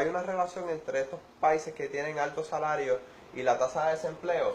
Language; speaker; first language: Spanish; native; Spanish